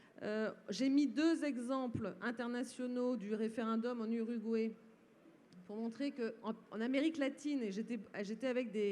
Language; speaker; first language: French; native; French